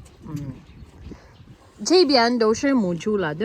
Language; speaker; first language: Chinese; non-native, learner; Filipino